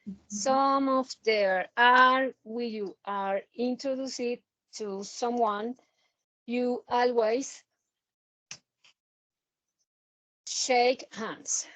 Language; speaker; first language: English; non-native, learner; Spanish